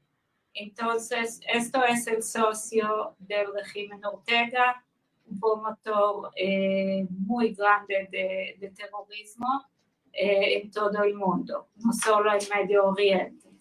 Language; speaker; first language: Spanish; non-native, fluent; Hebrew